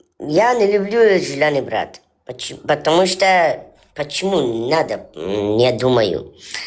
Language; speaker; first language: Russian; non-native, local second language; Tajik